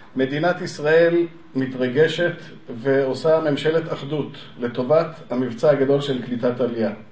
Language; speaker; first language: Hebrew; native; Hebrew